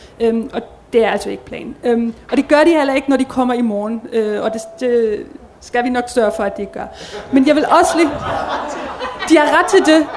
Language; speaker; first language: Danish; native; Danish